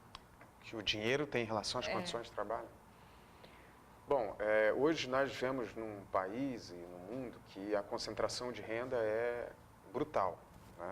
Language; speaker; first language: Portuguese; native; Portuguese